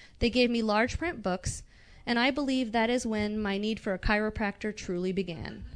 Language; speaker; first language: English; non-native, local second language; Arabic